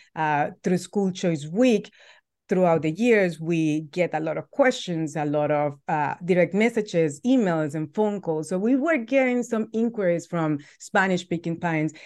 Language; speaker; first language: English; non-native, fluent; Spanish